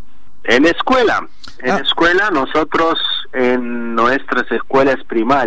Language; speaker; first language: Spanish; non-native, learner; Azerbaijani